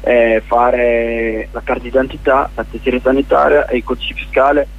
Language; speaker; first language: Italian; non-native, learner; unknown